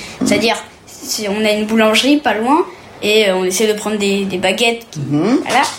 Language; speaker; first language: French; early bilingual, heritage; French